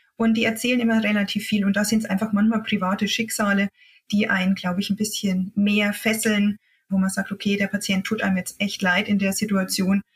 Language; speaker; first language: German; native; German